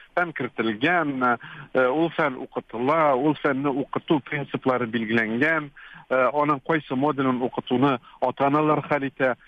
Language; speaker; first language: Tatar; native; Tatar